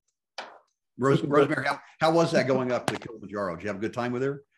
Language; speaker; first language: English; native; English